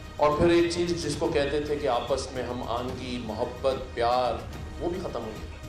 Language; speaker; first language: Urdu; native; Urdu